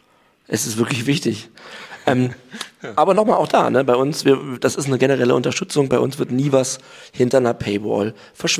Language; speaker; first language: German; native; German